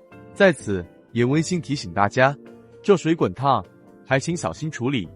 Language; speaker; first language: Chinese; native; Chinese